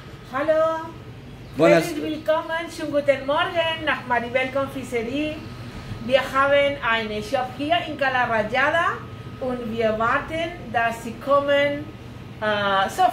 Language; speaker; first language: German; non-native, learner; Spanish